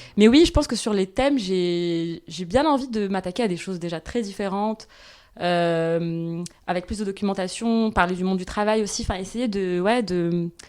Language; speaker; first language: French; non-native, local second language; Arabic